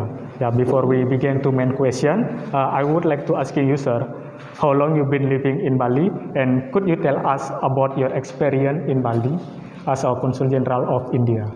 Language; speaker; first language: English; non-native, learner; Indonesian